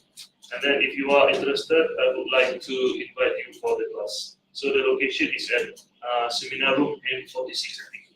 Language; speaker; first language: English; non-native, local second language; Malay